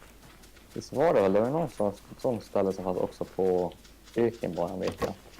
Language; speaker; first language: Swedish; native; Swedish